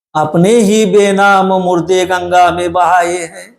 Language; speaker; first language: Hindi; non-native, local second language; Marathi